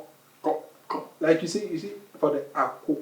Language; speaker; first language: English; non-native, local second language; Akan